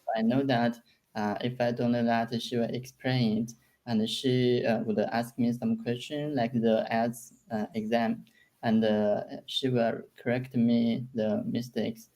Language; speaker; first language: English; non-native, learner; Chinese